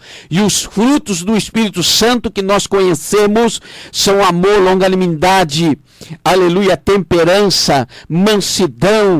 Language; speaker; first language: Portuguese; native; Portuguese